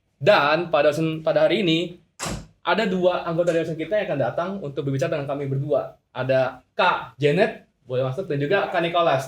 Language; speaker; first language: Indonesian; native; Indonesian